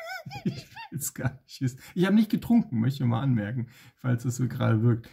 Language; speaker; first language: German; native; German